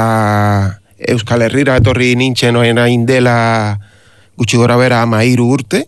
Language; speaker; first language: Basque; non-native, learner; Spanish